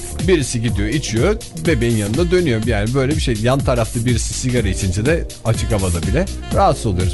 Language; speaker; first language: Turkish; native; Turkish